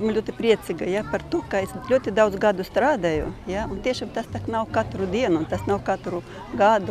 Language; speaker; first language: Latvian; non-native, local second language; Russian